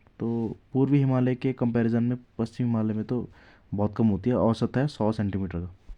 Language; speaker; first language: Hindi; native; Hindi